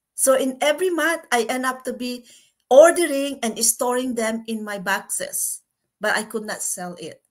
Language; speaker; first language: English; non-native, local second language; Filipino